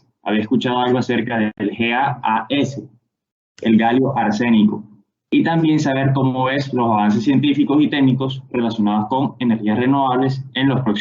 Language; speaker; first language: Spanish; native; Spanish